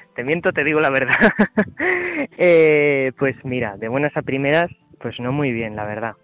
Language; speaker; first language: Spanish; native; Spanish